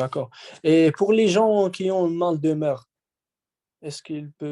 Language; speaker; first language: French; non-native, learner; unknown